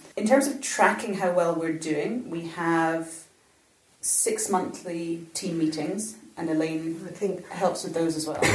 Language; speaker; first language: English; native; English